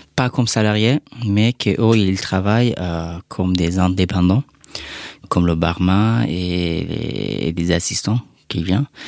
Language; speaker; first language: French; non-native, fluent; Persian